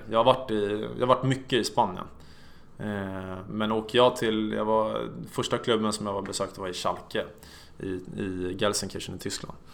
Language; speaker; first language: Swedish; native; Swedish